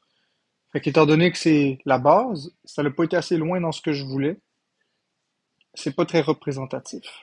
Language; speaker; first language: French; native; French